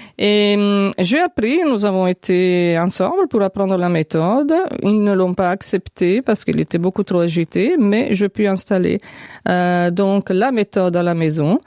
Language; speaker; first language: French; non-native, fluent; Italian